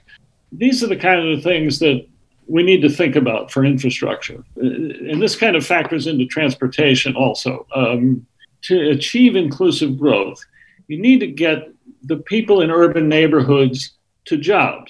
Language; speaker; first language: English; native; English